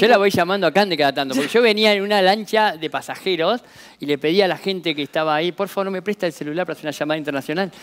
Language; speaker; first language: Spanish; native; Spanish